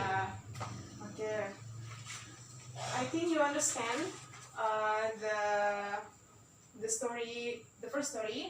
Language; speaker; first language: English; non-native, learner; Indonesian